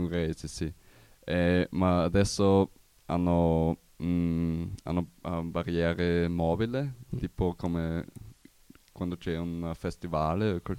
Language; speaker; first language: Italian; non-native, learner; German